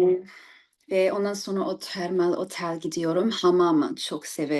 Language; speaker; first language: Turkish; early bilingual, heritage; English